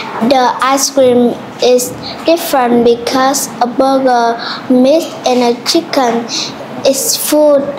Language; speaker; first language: English; non-native, learner; Vietnamese